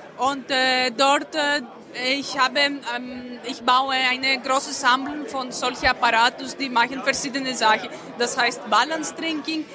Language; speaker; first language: German; non-native, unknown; Greek